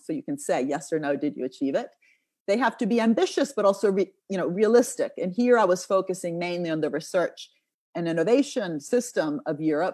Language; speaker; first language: English; non-native, fluent; Italian